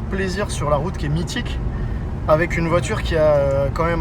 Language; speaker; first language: French; native; French